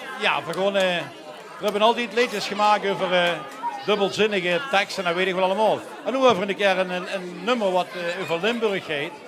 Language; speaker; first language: Dutch; native; Dutch